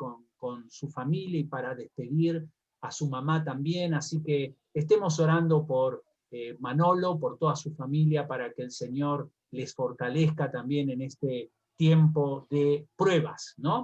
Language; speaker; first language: Spanish; native; Spanish